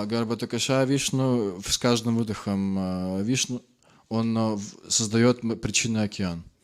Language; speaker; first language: Russian; native; Russian